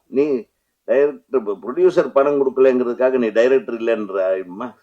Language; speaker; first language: Tamil; native; Tamil